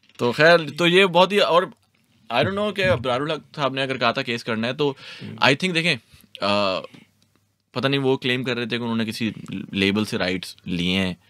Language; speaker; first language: Urdu; native; Urdu